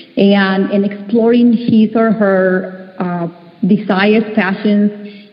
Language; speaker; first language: English; non-native, fluent; Spanish